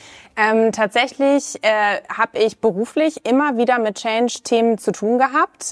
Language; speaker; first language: German; native; German